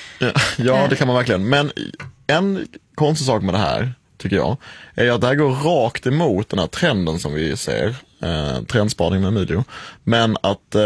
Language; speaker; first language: Swedish; native; Swedish